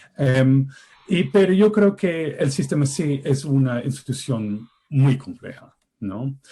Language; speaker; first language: Spanish; non-native, fluent; English